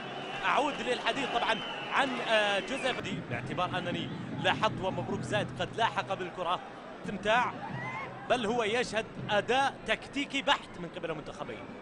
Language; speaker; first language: Arabic; native; Arabic